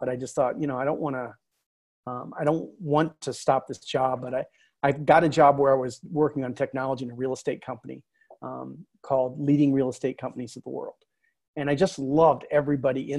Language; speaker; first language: English; native; English